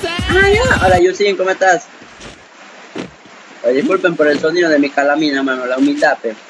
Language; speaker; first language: Spanish; native; Spanish